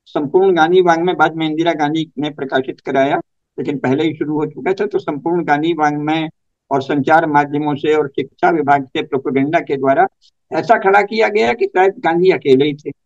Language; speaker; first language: Hindi; native; Hindi